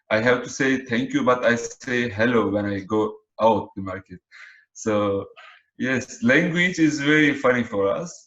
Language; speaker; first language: English; non-native, learner; Turkish